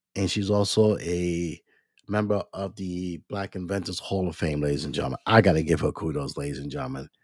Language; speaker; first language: English; native; English